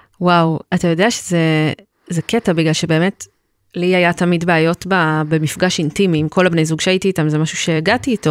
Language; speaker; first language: Hebrew; native; Hebrew